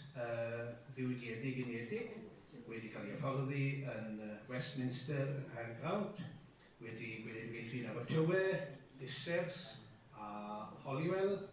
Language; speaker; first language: Welsh; native; Welsh